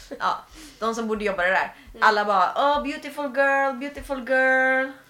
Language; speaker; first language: Swedish; native; Swedish